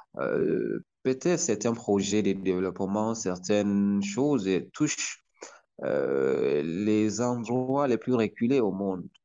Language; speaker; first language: French; non-native, local second language; Hausa